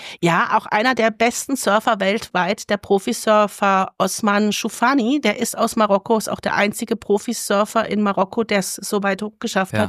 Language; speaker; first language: German; native; German